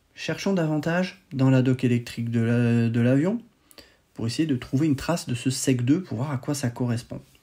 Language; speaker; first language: French; native; French